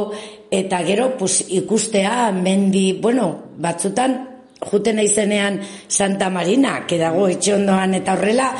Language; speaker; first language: Basque; non-native, local second language; Spanish